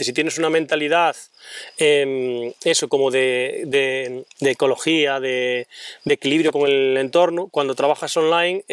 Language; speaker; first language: Spanish; native; Spanish